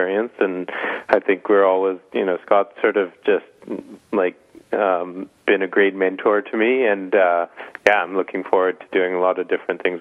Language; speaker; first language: English; native; English